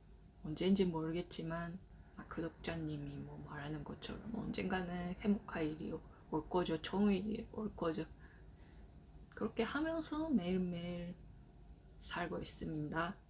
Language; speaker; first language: Korean; non-native, learner; Japanese